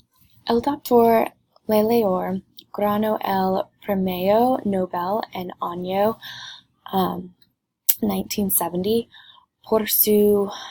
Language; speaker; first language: Spanish; non-native, learner; English